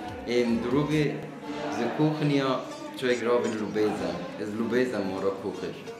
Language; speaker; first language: Slovenian; non-native, learner; Persian